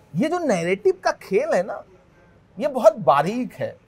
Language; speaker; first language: Hindi; native; Hindi